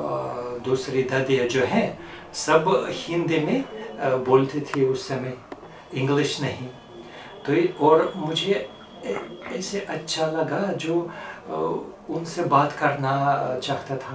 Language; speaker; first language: Hindi; non-native, fluent; Russian